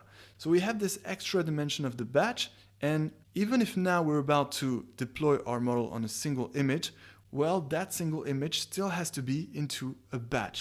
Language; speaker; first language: English; non-native, fluent; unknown